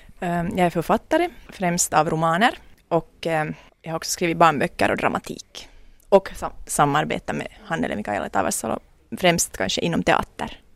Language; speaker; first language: Swedish; native; Swedish